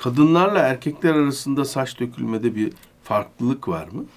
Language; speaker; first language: Turkish; native; Turkish